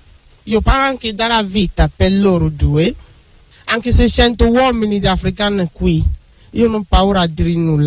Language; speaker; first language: Italian; non-native, learner; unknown